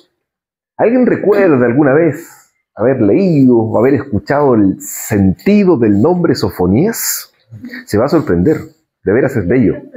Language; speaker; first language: Spanish; native; Spanish